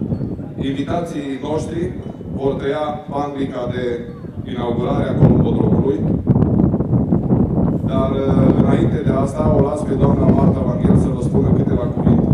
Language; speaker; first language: Romanian; native; Romanian